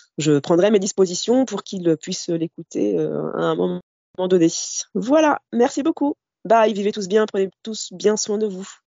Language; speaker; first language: French; early bilingual, other home language; Kabyle